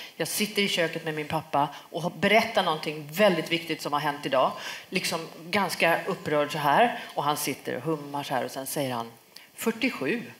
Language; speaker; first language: Swedish; native; Swedish